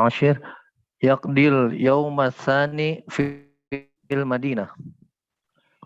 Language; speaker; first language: Arabic; non-native, learner; Indonesian